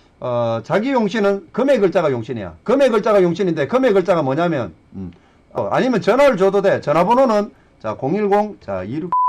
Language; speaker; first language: Korean; native; Korean